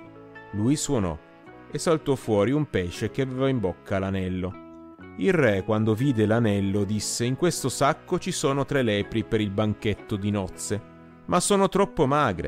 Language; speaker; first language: Italian; native; Italian